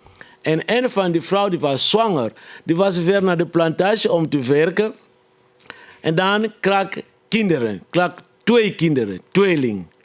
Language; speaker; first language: Dutch; non-native, fluent; Lingala